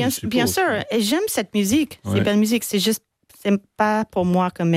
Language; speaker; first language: French; non-native, learner; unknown